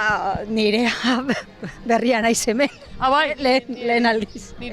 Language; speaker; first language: Basque; non-native, learner; Spanish